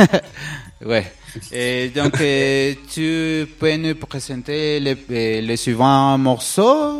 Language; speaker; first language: French; non-native, learner; Spanish